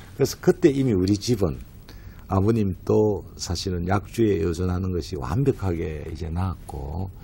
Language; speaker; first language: Korean; native; Korean